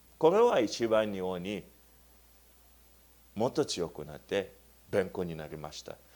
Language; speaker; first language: Japanese; non-native, learner; Luba-Lulua